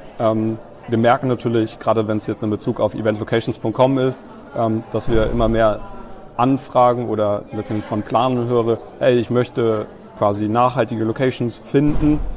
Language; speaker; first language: German; native; German